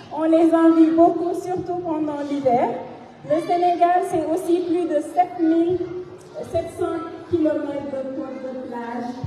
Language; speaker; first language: French; non-native, local second language; Fula